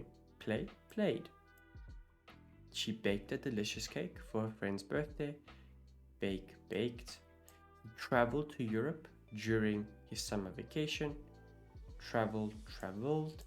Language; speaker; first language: English; non-native, fluent; Italian